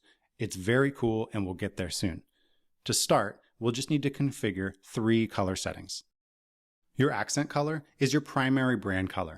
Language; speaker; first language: English; native; English